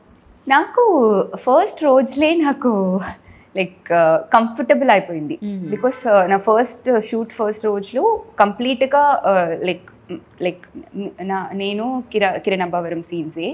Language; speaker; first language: Telugu; non-native, learner; Tamil